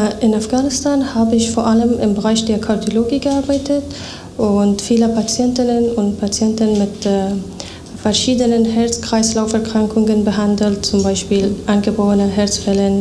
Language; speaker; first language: German; non-native, fluent; Persian